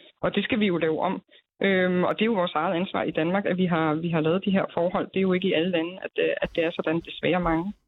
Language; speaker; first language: Danish; native; Danish